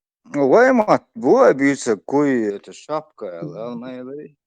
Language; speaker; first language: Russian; non-native, local second language; Chechen